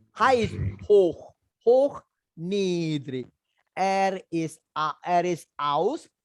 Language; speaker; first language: German; non-native, learner; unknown